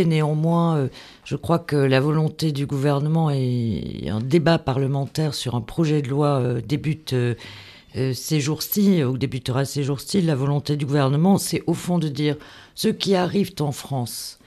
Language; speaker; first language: French; native; French